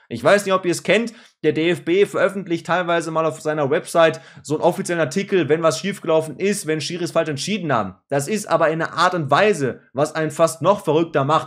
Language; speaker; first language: German; native; German